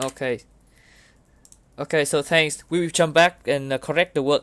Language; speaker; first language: English; non-native, learner; Vietnamese